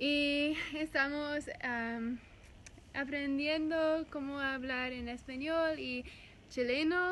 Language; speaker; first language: Spanish; non-native, learner; English